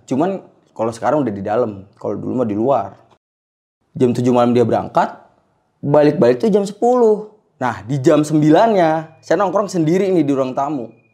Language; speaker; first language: Indonesian; native; Indonesian